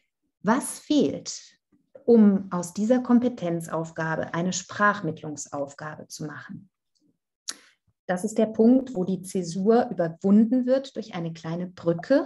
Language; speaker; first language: German; non-native, fluent; Italian